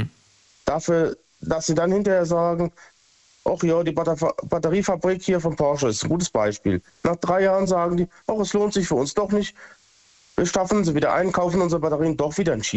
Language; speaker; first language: German; native; German